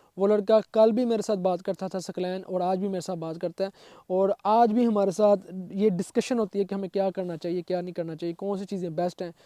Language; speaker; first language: Urdu; non-native, local second language; Punjabi